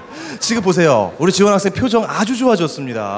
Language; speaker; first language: Korean; native; Korean